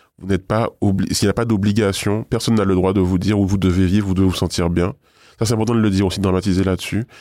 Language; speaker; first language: French; native; French